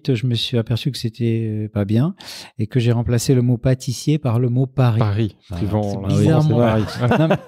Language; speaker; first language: French; native; French